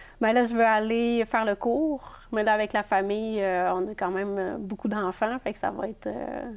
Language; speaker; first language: French; native; French